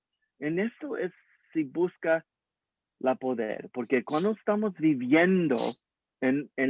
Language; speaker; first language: Spanish; early bilingual, heritage; English